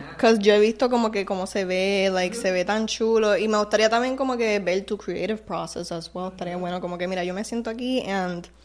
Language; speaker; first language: Spanish; native; Spanish